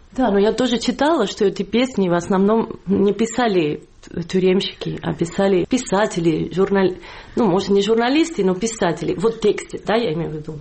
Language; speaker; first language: Russian; non-native, fluent; Catalan